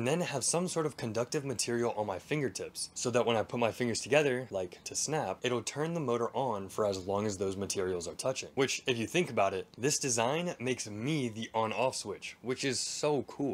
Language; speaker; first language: English; native; English